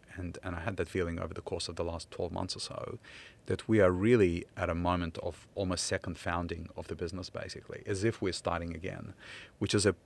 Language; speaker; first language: English; non-native, fluent; Ukrainian